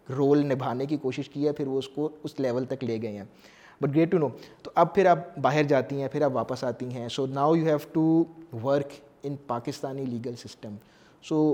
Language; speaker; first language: Urdu; native; Urdu